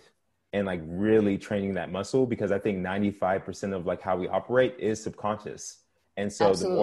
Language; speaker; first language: English; native; English